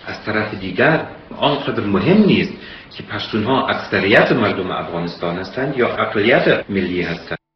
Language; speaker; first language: Persian; non-native, fluent; German